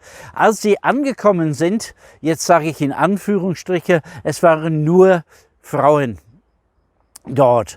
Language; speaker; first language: German; non-native, fluent; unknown